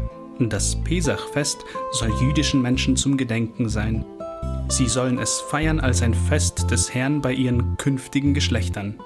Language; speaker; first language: German; native; German